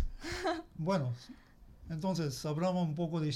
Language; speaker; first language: Spanish; non-native, learner; Japanese